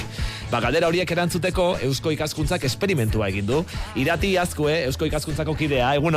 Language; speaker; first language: Basque; native; Basque